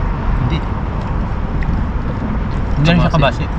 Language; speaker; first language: Filipino; native; Filipino